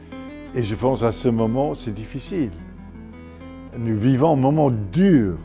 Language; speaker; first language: French; non-native, fluent; English